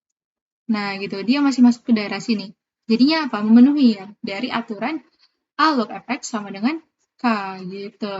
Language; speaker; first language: Indonesian; native; Indonesian